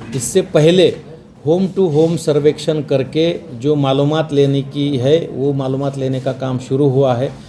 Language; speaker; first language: Hindi; non-native, local second language; Marathi